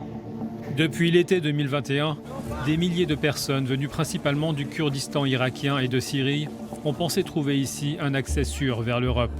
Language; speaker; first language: French; native; French